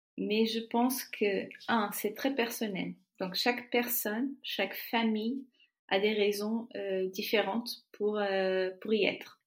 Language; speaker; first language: French; non-native, fluent; Portuguese